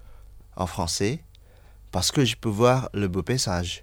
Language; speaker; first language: French; non-native, fluent; Indonesian